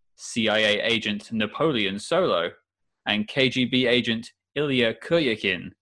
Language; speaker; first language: English; native; English